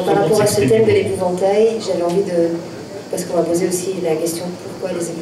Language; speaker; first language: French; native; French